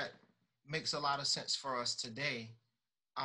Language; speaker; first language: English; native; English